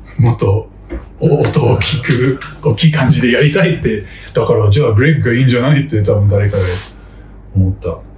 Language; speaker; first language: Japanese; non-native, fluent; English